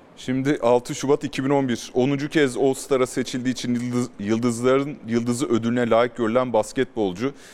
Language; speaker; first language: Turkish; native; Turkish